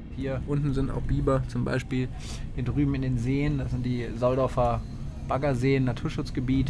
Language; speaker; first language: German; native; German